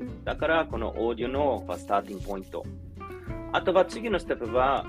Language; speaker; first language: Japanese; non-native, learner; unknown